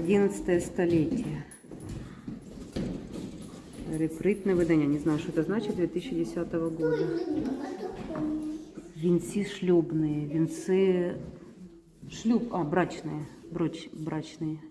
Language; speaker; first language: Russian; native; Russian